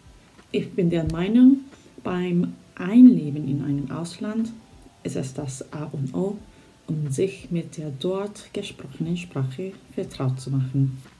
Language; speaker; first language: German; non-native, fluent; Korean